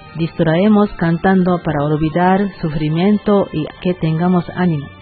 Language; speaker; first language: Spanish; non-native, learner; Japanese